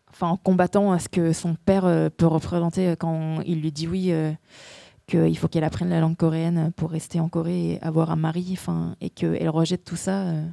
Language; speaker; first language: French; early bilingual, other home language; Korean